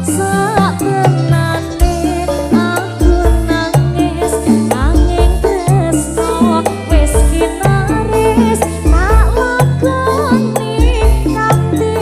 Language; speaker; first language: Indonesian; native; Indonesian